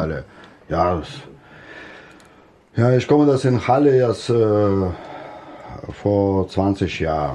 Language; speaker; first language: German; non-native, learner; Russian